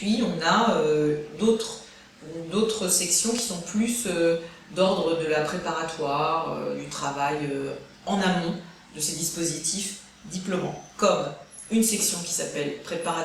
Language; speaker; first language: French; native; French